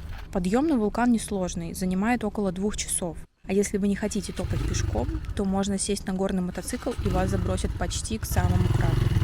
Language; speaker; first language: Russian; native; Russian